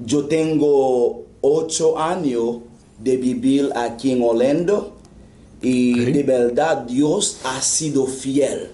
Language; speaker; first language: Spanish; non-native, fluent; Haitian Creole